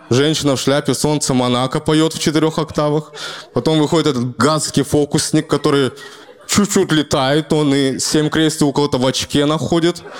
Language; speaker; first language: Russian; native; Russian